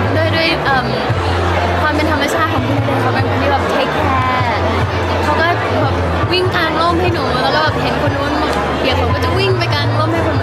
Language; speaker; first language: Thai; native; Thai